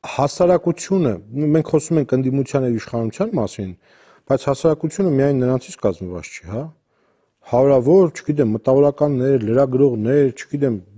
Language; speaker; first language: Armenian; native; Armenian